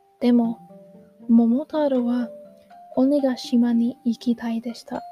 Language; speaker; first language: Japanese; non-native, learner; English